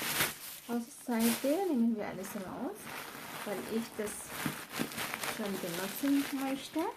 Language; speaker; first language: German; non-native, learner; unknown